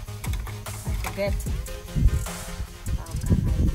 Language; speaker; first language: English; non-native, learner; Filipino